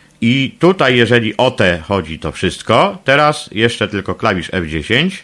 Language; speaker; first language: Polish; native; Polish